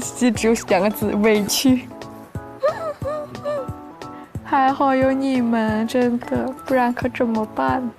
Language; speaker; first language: Chinese; native; Chinese